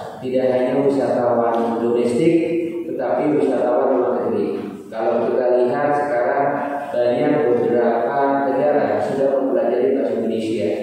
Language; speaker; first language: Indonesian; native; Indonesian